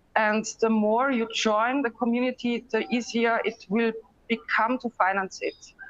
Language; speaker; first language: English; non-native, fluent; German